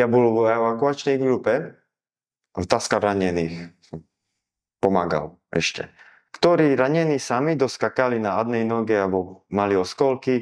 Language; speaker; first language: Russian; non-native, learner; Slovak